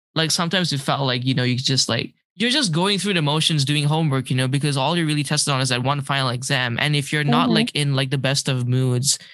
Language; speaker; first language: English; non-native, local second language; Malay